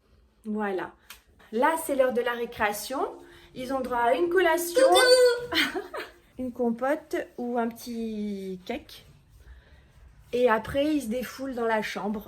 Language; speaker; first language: French; native; French